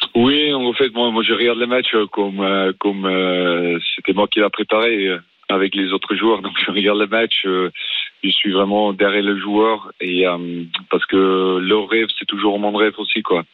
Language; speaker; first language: French; non-native, fluent; Afrikaans